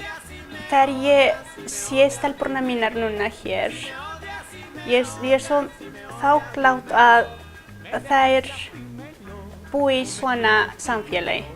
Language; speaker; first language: Icelandic; non-native, fluent; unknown